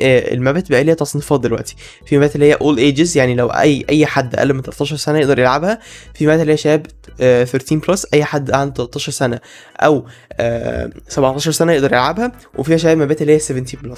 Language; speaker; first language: Arabic; native; Arabic